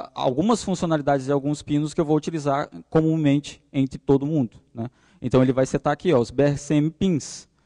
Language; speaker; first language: Portuguese; native; Portuguese